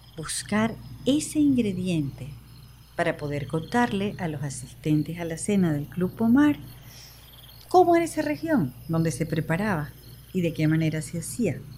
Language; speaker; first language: Spanish; native; Spanish